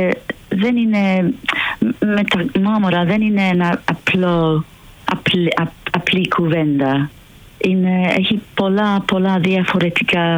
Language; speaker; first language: Greek; non-native, fluent; English